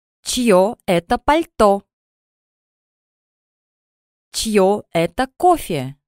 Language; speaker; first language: Russian; non-native, learner; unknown